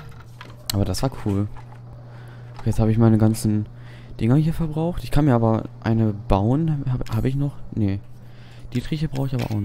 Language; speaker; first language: German; native; German